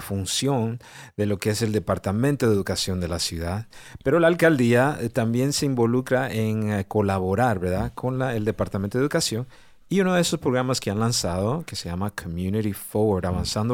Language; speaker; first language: Spanish; native; Spanish